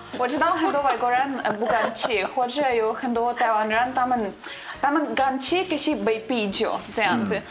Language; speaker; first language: Chinese; non-native, fluent; Ukrainian